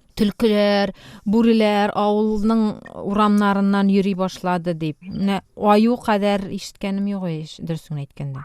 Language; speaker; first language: Tatar; native; Tatar